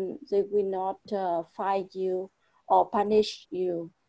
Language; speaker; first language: English; non-native, fluent; Vietnamese